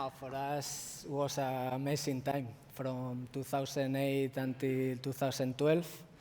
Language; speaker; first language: English; non-native, fluent; Spanish